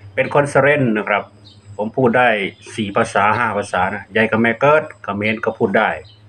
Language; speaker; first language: Thai; non-native, local second language; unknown